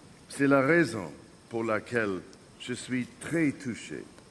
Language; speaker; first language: French; non-native, fluent; English